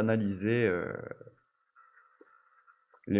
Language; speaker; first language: French; native; French